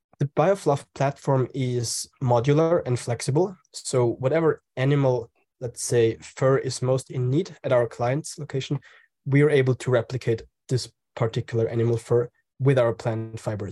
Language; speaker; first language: English; non-native, fluent; German